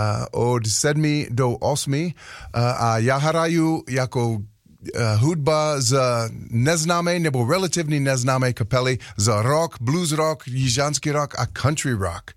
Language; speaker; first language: Czech; non-native, learner; English